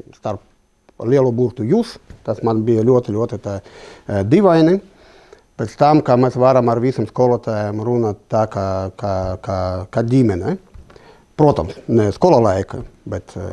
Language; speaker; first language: Latvian; non-native, local second language; Russian